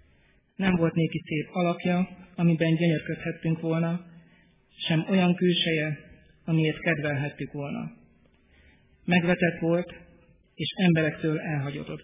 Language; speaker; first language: Hungarian; native; Hungarian